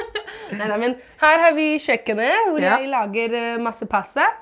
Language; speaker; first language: Norwegian; non-native, fluent; Italian